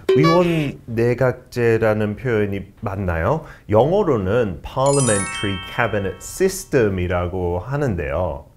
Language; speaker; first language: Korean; non-native, fluent; English